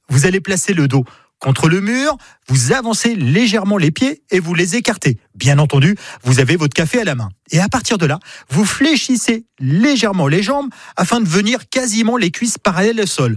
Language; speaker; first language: French; native; French